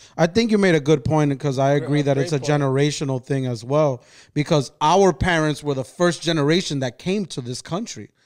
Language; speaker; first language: English; early bilingual, other home language; Spanish